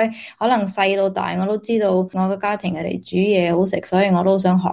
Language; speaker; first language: Cantonese; early bilingual, heritage; Cantonese